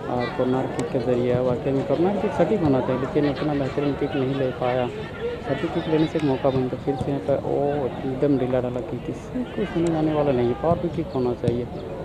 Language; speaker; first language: Hindi; native; Hindi